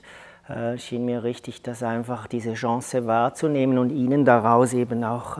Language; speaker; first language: German; native; German